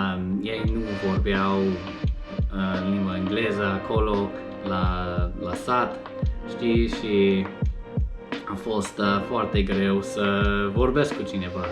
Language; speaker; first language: Romanian; non-native, learner; English